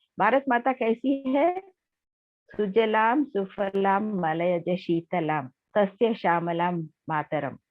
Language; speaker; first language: Hindi; non-native, local second language; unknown